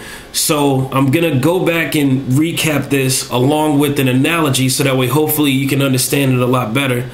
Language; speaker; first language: English; native; English